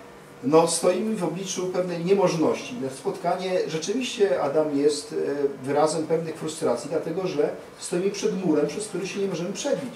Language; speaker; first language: Polish; native; Polish